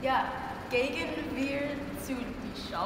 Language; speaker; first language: German; non-native, learner; English